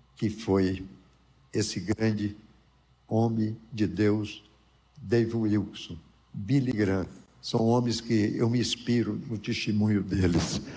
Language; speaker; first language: Portuguese; native; Portuguese